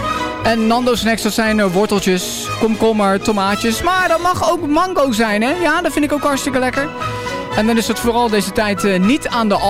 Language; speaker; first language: Dutch; native; Dutch